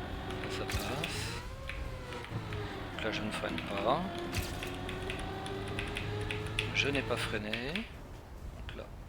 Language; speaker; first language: French; native; French